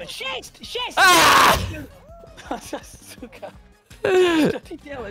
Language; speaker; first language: Russian; non-native, learner; English